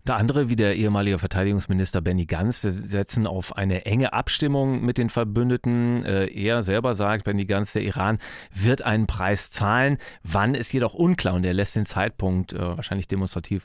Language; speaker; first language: German; native; German